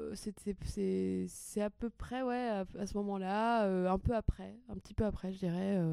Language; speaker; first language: French; early bilingual, other home language; Portuguese